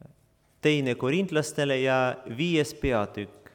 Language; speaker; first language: Estonian; non-native, local second language; Russian